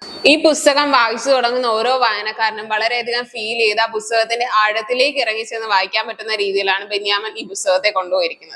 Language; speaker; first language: Malayalam; native; Malayalam